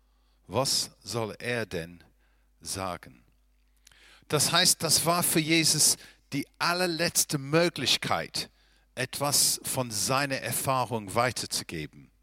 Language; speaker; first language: German; non-native, fluent; English